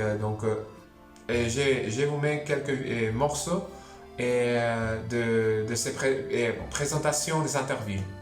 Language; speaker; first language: French; non-native, fluent; Spanish